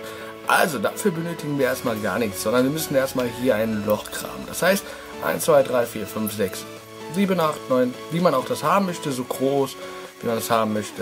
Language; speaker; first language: German; native; German